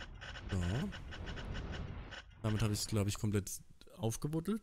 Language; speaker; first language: German; native; German